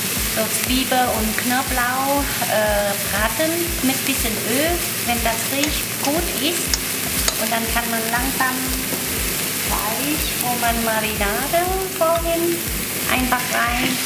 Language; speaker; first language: German; non-native, learner; Vietnamese